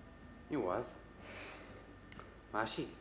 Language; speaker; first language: Hungarian; non-native, fluent; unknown